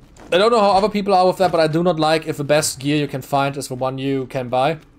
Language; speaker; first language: English; non-native, fluent; German